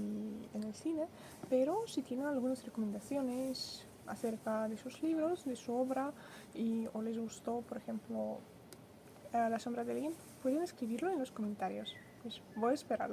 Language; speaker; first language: Spanish; non-native, fluent; Russian